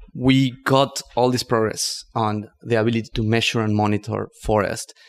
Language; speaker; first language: English; non-native, fluent; Spanish